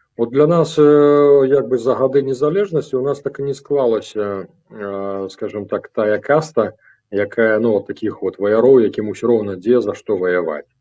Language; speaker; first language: Belarusian; native; Belarusian